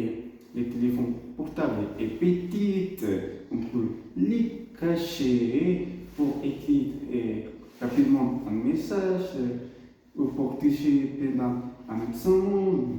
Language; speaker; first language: French; non-native, learner; Spanish